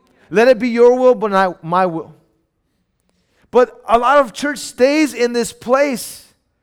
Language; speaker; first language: English; early bilingual, other home language; Spanish